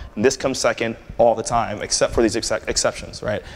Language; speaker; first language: English; native; English